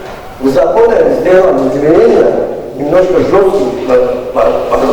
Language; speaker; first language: Russian; non-native, fluent; Azerbaijani